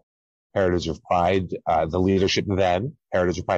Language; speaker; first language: English; native; English